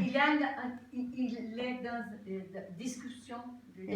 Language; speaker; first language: French; non-native, fluent; Portuguese